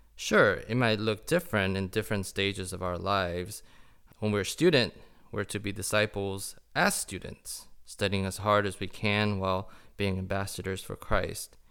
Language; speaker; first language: English; early bilingual, other home language; Chinese